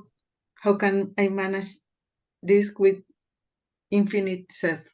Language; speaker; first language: English; non-native, fluent; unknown